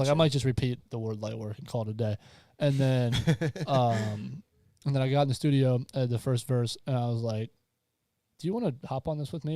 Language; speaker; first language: English; native; English